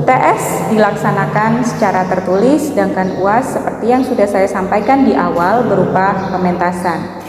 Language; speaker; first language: Indonesian; native; Indonesian